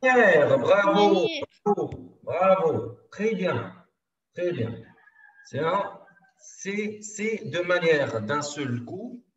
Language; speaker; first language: French; non-native, local second language; Arabic